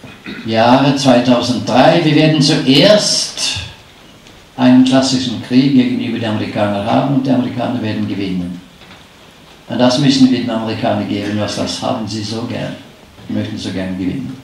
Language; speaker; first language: German; non-native, fluent; Norwegian